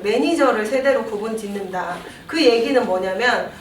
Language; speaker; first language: Korean; native; Korean